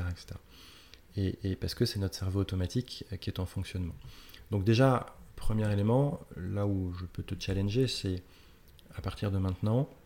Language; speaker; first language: French; native; French